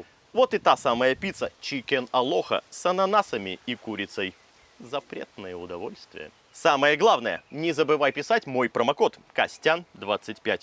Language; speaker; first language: Russian; native; Russian